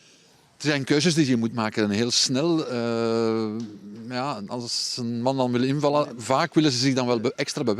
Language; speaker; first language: Dutch; native; Dutch